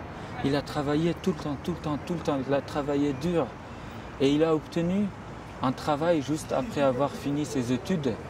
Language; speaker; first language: French; non-native, fluent; Persian